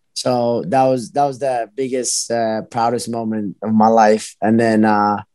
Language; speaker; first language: English; early bilingual, other home language; Arabic